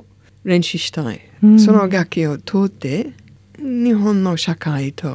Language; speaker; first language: Japanese; non-native, learner; English